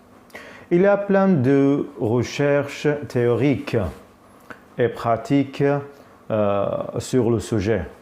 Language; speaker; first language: French; non-native, fluent; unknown